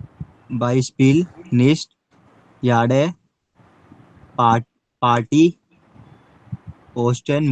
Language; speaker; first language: German; non-native, learner; Hindi